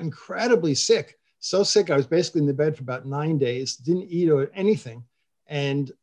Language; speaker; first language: English; native; English